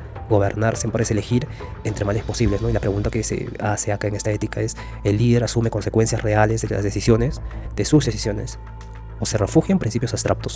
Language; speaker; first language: Spanish; native; Spanish